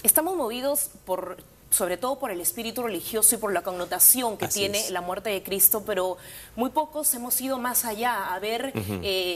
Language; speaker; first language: Spanish; native; Spanish